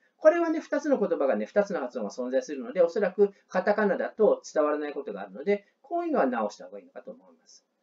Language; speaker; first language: Japanese; native; Japanese